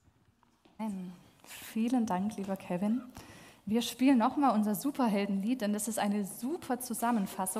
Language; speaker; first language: German; native; German